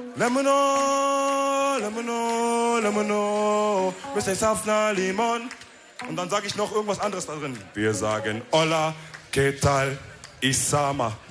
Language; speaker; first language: German; early bilingual, other home language; Wolof